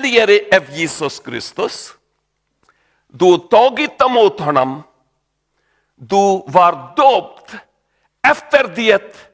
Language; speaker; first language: Swedish; non-native, learner; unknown